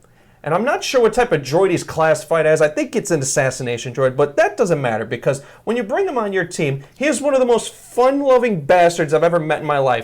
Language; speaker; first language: English; native; English